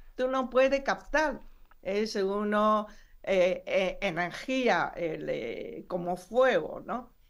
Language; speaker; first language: Spanish; non-native, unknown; Chinese